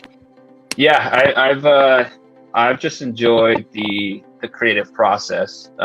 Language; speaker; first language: English; native; English